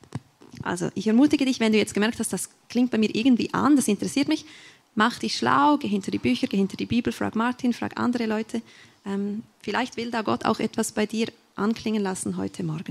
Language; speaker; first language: German; native; German